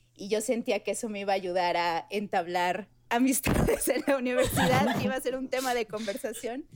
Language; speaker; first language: Spanish; native; Spanish